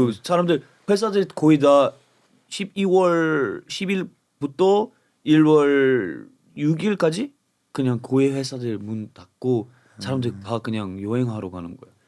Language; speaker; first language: Korean; non-native, fluent; English